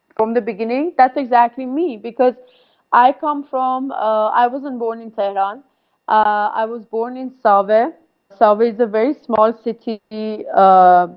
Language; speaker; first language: English; non-native, fluent; Persian